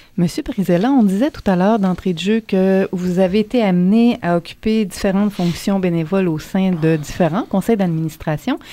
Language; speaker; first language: French; native; French